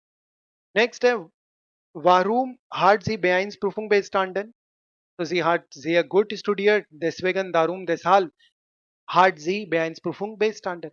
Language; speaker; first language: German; non-native, fluent; Hindi